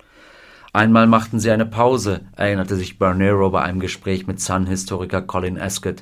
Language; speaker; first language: German; native; German